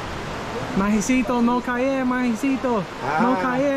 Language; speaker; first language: Spanish; non-native, learner; English